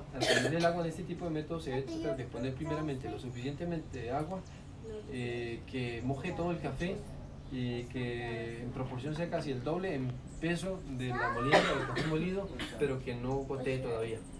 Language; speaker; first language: Spanish; native; Spanish